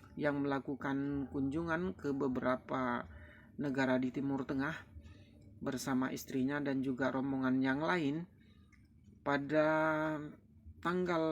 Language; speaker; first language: Indonesian; native; Indonesian